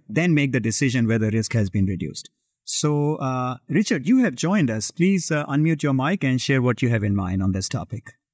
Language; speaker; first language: English; non-native, local second language; Hindi